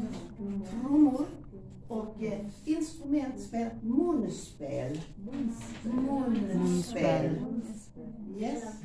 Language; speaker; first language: Swedish; non-native, learner; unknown